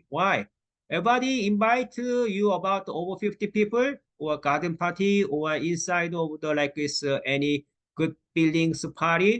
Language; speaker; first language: English; non-native, learner; Korean